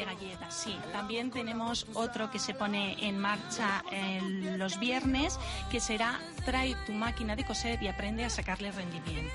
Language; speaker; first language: Spanish; native; Spanish